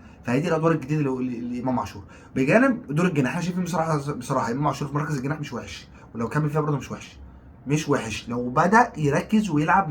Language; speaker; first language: Arabic; native; Arabic